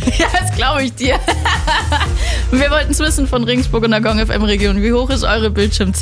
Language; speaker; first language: German; native; German